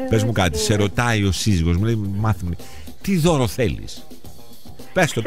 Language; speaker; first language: Greek; native; Greek